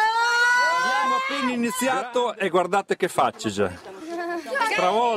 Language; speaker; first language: Italian; native; Italian